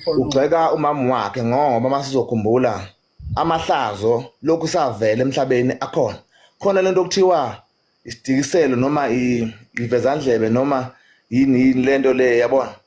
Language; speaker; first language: Zulu; native; Zulu